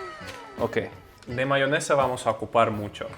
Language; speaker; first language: Spanish; non-native, fluent; Russian